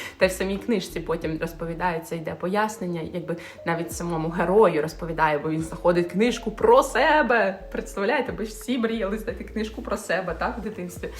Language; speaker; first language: Ukrainian; native; Ukrainian